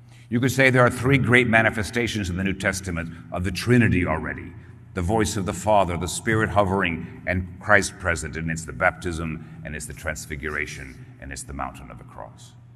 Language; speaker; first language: English; early bilingual, other home language; Spanish